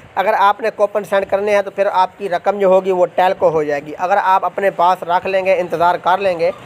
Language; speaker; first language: Urdu; native; Urdu